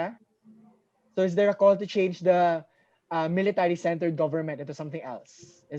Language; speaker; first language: English; non-native, local second language; Filipino